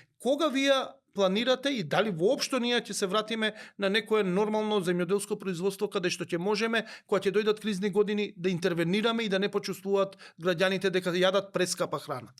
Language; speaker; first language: Macedonian; native; Macedonian